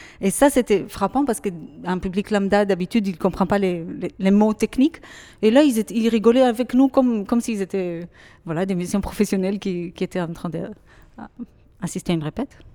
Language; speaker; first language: French; non-native, fluent; Hebrew